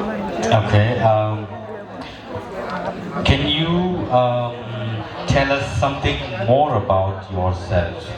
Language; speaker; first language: English; non-native, local second language; Kok Borok